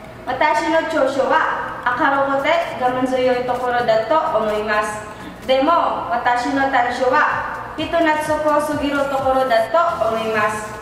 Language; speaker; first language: Japanese; non-native, learner; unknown